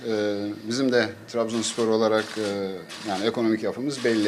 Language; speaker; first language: Turkish; native; Turkish